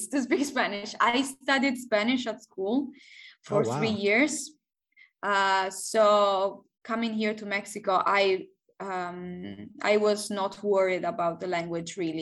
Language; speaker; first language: English; non-native, fluent; Italian